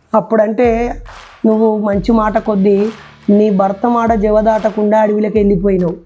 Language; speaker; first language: Telugu; native; Telugu